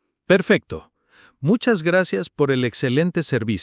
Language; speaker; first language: Spanish; non-native, fluent; English